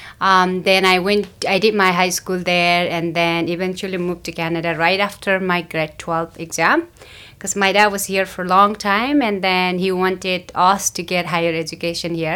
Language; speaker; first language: English; non-native, local second language; Nepali